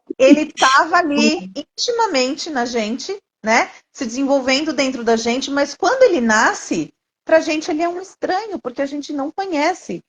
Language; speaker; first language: Portuguese; native; Portuguese